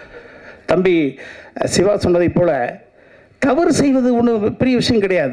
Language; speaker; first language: Tamil; native; Tamil